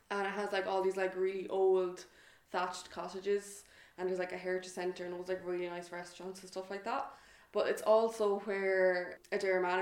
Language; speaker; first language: English; native; English